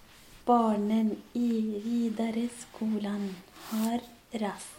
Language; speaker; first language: Swedish; non-native, learner; Arabic